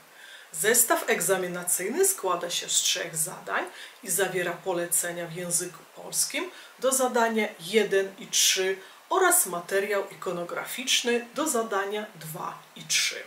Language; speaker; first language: Polish; native; Polish